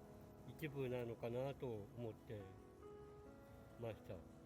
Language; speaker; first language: Japanese; native; Japanese